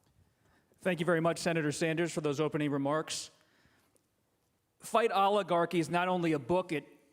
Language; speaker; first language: English; native; English